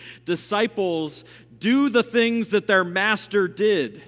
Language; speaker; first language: English; native; English